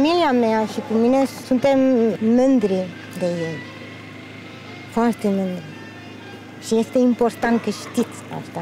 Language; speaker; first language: Romanian; non-native, learner; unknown